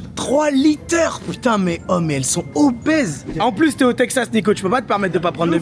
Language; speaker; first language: French; native; French